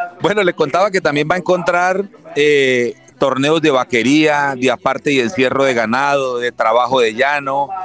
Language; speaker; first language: Spanish; native; Spanish